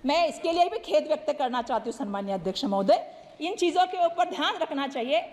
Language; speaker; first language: Hindi; non-native, local second language; Marathi